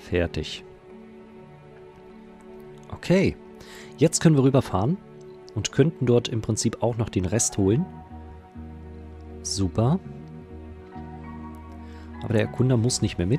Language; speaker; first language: German; native; German